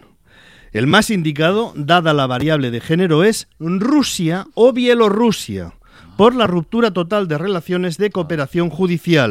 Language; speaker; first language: Spanish; native; Spanish